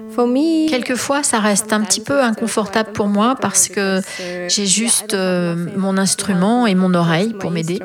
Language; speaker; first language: French; non-native, fluent; Ukrainian